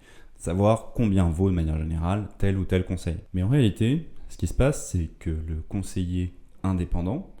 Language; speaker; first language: French; native; French